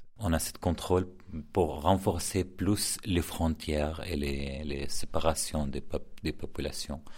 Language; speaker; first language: French; non-native, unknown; Arabic